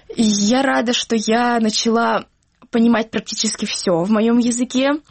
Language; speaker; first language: Russian; native; Russian